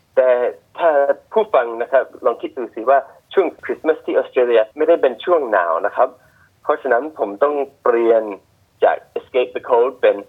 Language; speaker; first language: Thai; non-native, fluent; English